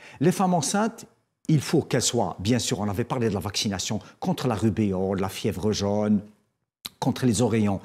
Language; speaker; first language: French; non-native, local second language; Arabic